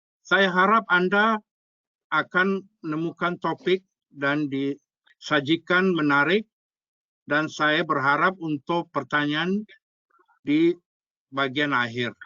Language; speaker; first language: Indonesian; non-native, fluent; English